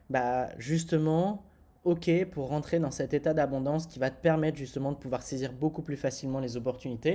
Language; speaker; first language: French; native; French